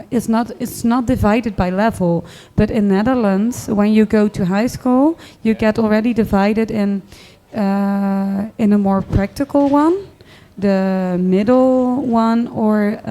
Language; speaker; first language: English; non-native, fluent; Dutch